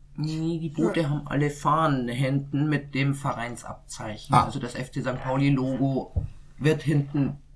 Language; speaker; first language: German; native; German